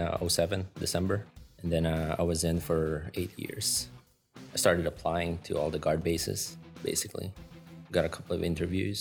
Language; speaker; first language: English; non-native, local second language; Filipino